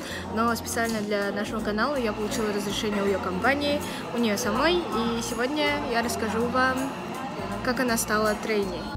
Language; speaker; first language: Russian; native; Russian